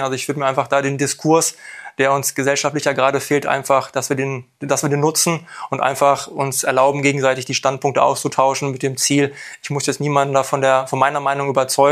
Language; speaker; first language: German; native; German